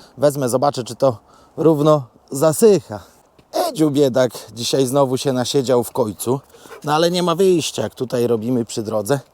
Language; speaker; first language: Polish; native; Polish